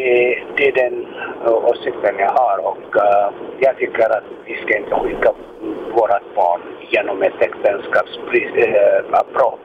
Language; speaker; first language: Swedish; non-native, fluent; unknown